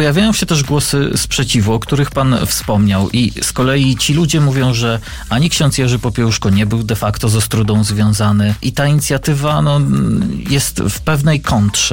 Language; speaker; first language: Polish; native; Polish